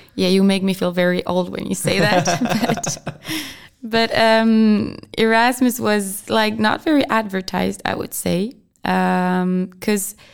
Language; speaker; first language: English; non-native, fluent; French